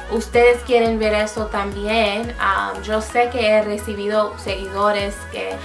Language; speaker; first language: Spanish; non-native, fluent; English